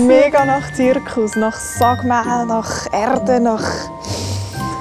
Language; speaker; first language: German; native; German